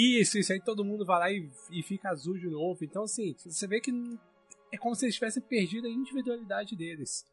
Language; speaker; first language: Portuguese; native; Portuguese